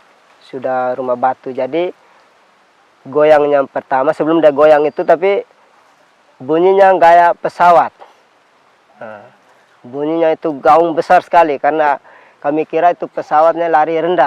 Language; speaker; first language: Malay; non-native, local second language; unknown